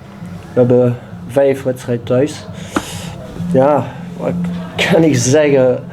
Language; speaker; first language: Dutch; non-native, learner; French